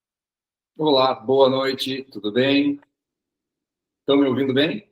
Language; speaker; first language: Portuguese; early bilingual, other home language; Korean